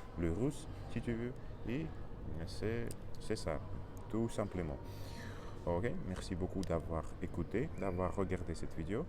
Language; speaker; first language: French; non-native, learner; Russian